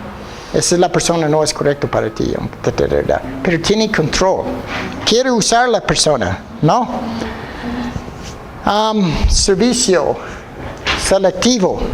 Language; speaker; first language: Spanish; non-native, fluent; English